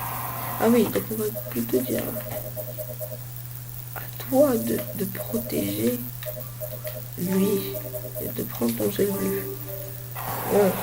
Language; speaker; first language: French; native; French